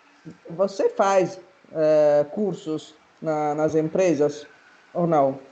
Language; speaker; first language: Portuguese; non-native, fluent; Italian